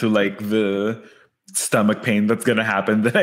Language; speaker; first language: English; non-native, local second language; Filipino